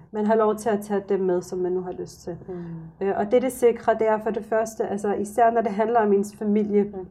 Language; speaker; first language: Danish; early bilingual, other home language; Arabic